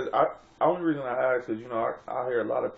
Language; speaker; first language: English; native; English